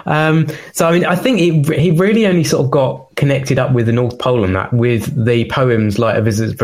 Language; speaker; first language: English; native; English